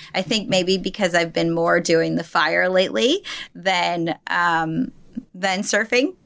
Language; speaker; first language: English; native; English